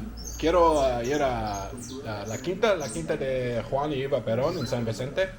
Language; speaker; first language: Spanish; non-native, learner; English